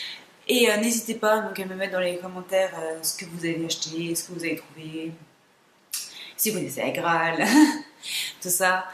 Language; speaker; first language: French; native; French